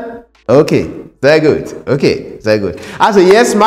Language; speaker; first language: German; non-native, fluent; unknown